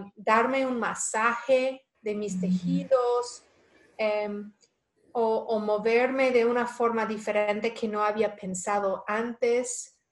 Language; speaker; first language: Spanish; non-native, fluent; English